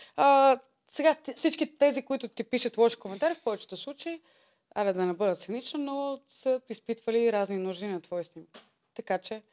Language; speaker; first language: Bulgarian; native; Bulgarian